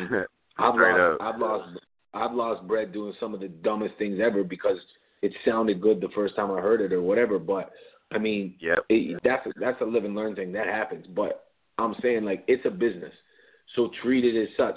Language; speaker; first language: English; native; English